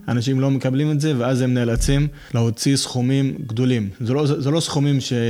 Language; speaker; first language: Hebrew; non-native, local second language; Arabic